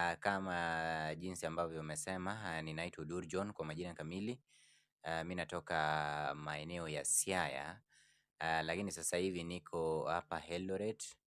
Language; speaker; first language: Swahili; non-native, local second language; Luo (Kenya and Tanzania)